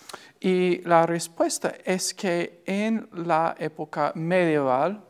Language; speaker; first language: Spanish; non-native, fluent; English